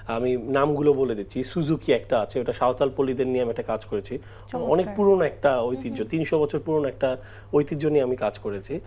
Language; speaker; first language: Bangla; native; Bangla